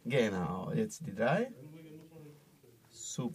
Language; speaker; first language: German; non-native, learner; Spanish